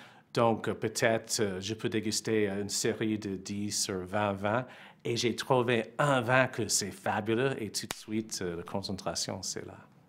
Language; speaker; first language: French; non-native, fluent; English